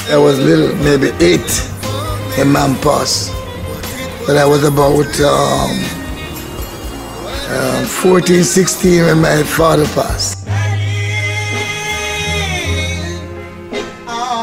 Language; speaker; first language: English; non-native, local second language; Jamaican Creole English